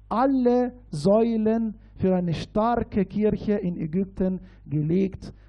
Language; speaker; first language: German; non-native, fluent; Arabic